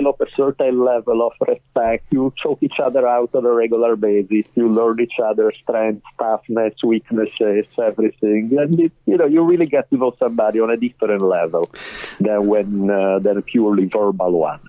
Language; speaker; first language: English; non-native, fluent; Italian